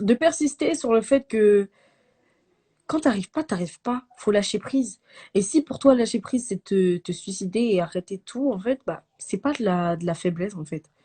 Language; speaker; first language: French; native; French